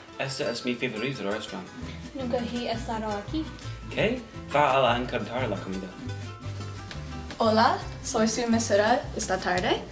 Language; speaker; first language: Spanish; non-native, learner; English